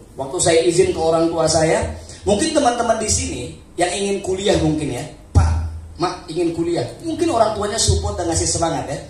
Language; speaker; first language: Indonesian; non-native, local second language; Sundanese